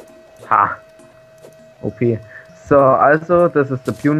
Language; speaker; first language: German; native; German